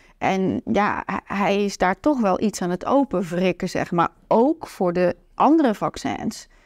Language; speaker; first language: Dutch; native; Dutch